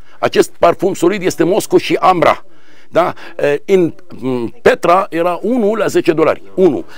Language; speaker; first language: Romanian; non-native, fluent; Arabic